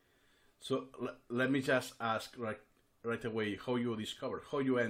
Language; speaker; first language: English; non-native, fluent; Spanish